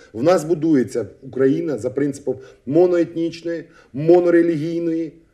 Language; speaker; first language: Ukrainian; native; Ukrainian